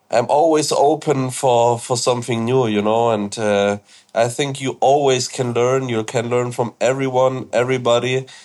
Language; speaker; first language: English; non-native, fluent; German